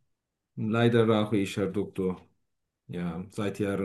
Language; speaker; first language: German; non-native, fluent; Turkish